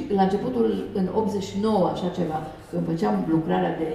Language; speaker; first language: Romanian; non-native, fluent; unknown